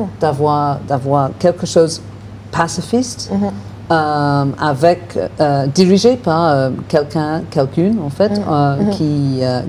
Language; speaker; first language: French; non-native, learner; English